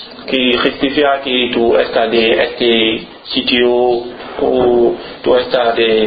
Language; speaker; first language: Spanish; non-native, learner; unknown